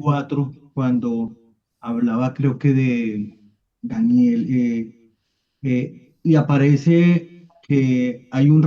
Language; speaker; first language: Spanish; native; Spanish